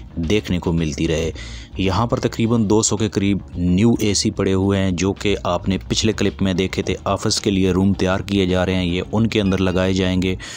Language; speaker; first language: Urdu; non-native, local second language; Punjabi